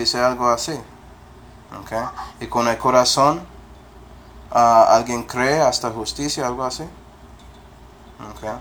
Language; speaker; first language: Spanish; non-native, fluent; English